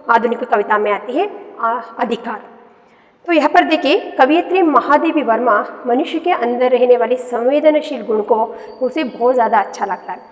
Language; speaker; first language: Hindi; non-native, local second language; Kannada